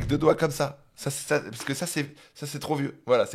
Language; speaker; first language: French; native; French